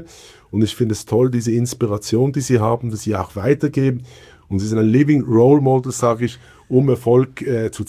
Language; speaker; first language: German; native; German